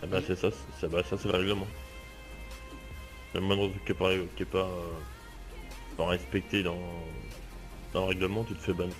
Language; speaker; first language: French; native; French